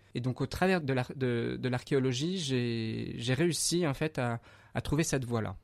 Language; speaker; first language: French; native; French